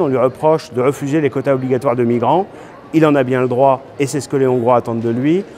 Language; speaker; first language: French; native; French